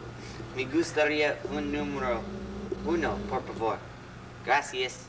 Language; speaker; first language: Spanish; non-native, learner; English